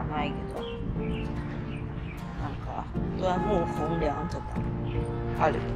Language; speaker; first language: Japanese; early bilingual, heritage; Chinese